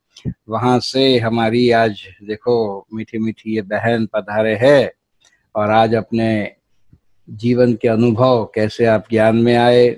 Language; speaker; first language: Hindi; native; Hindi